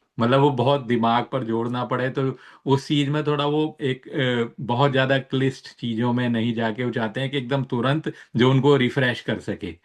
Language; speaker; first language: Hindi; native; Hindi